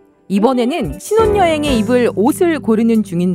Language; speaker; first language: Korean; native; Korean